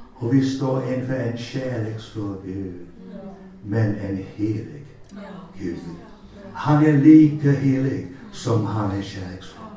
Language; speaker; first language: Swedish; non-native, fluent; English